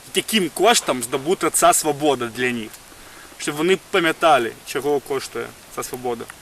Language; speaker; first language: Ukrainian; non-native, fluent; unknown